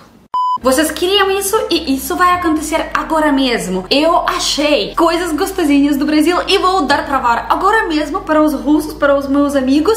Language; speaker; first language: Portuguese; non-native, learner; Russian